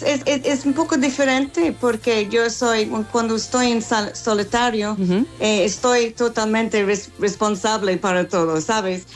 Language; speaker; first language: Spanish; non-native, fluent; English